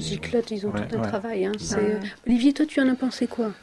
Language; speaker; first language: French; native; French